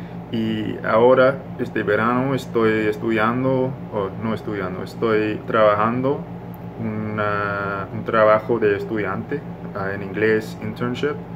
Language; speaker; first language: Spanish; non-native, learner; English